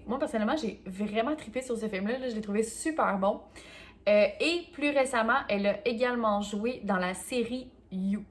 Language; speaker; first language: French; native; French